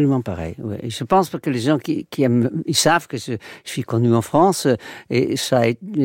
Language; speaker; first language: French; non-native, fluent; Dutch